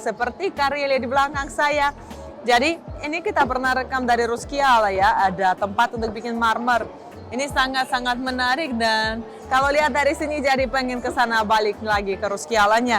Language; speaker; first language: Indonesian; non-native, fluent; Russian